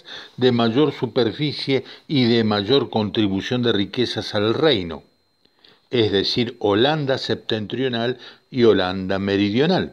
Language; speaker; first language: Spanish; native; Spanish